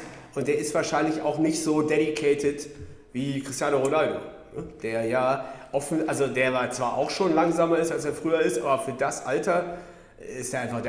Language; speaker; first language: German; native; German